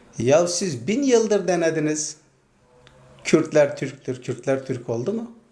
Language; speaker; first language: Turkish; non-native, local second language; Zaza